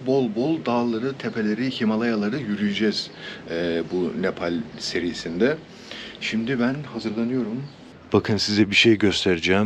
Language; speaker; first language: Turkish; native; Turkish